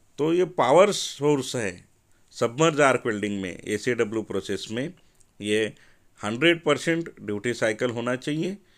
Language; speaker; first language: Hindi; non-native, local second language; Marathi